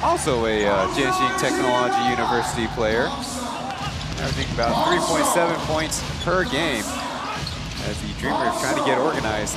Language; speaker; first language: English; early bilingual, other home language; Chinese